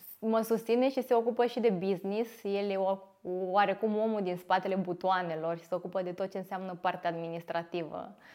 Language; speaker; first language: Romanian; native; Romanian